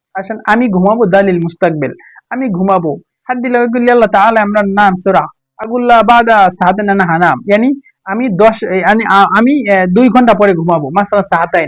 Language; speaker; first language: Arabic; non-native, fluent; Bangla